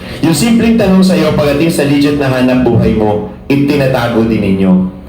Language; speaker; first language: Filipino; native; Filipino